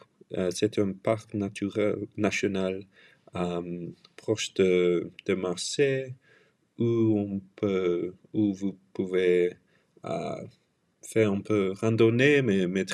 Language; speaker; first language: French; non-native, learner; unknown